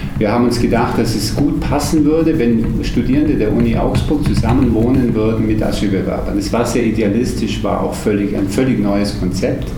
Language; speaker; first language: German; native; German